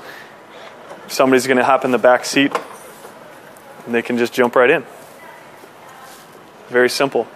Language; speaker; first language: English; native; English